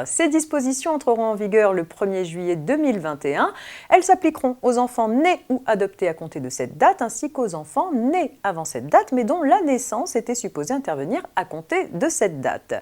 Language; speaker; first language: French; native; French